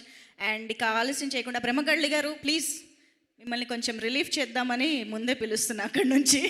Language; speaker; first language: Telugu; native; Telugu